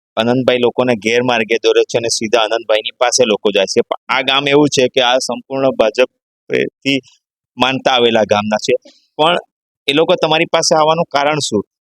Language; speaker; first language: Gujarati; native; Gujarati